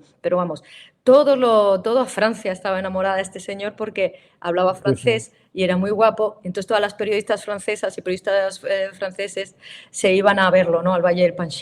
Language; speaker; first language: Spanish; native; Spanish